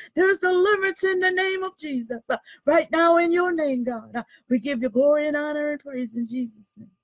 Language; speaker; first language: English; native; English